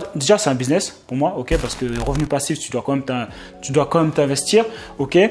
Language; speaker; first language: French; native; French